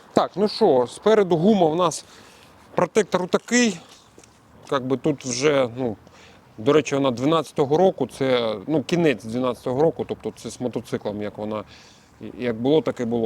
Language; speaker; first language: Ukrainian; native; Ukrainian